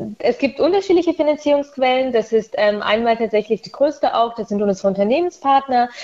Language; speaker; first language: German; early bilingual, other home language; Russian